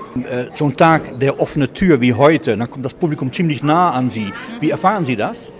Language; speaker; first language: German; non-native, fluent; Dutch